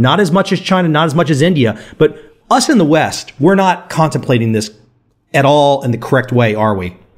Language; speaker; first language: English; native; English